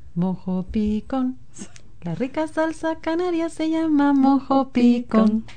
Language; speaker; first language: Spanish; native; Spanish